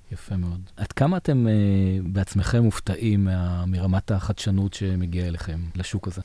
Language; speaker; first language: Hebrew; native; Hebrew